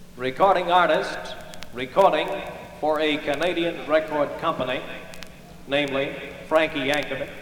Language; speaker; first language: English; early bilingual, other home language; Ukrainian